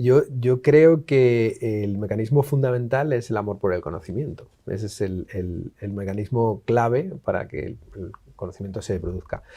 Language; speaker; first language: Spanish; native; Spanish